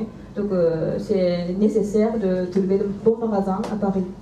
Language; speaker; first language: French; non-native, fluent; Japanese